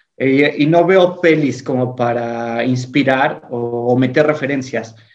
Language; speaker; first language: Spanish; native; Spanish